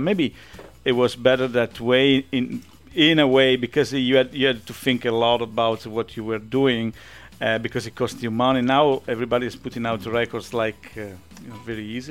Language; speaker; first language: English; non-native, fluent; Italian